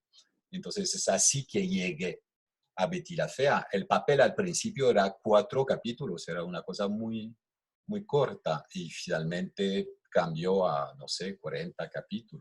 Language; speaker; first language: Spanish; non-native, fluent; French